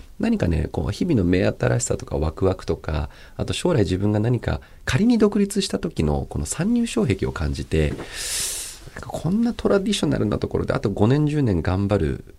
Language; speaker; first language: Japanese; early bilingual, other home language; Chinese